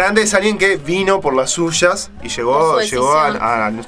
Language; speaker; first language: Spanish; native; Spanish